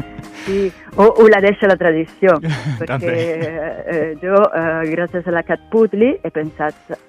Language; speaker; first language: Catalan; non-native, fluent; Italian